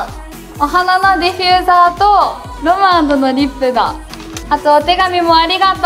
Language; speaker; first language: Japanese; native; Japanese